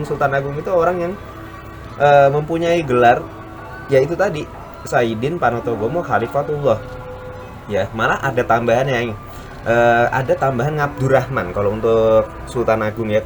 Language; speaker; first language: Indonesian; native; Indonesian